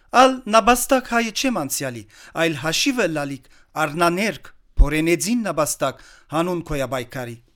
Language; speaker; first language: Armenian; early bilingual, heritage; Armenian